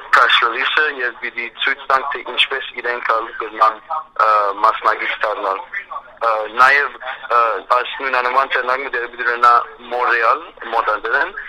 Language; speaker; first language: Armenian; early bilingual, heritage; Armenian